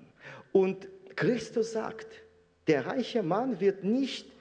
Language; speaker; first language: German; non-native, fluent; Russian